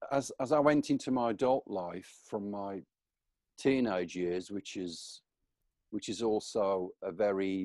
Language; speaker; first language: English; native; English